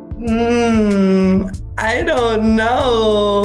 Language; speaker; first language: English; non-native, fluent; Portuguese